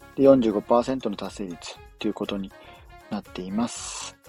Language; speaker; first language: Japanese; native; Japanese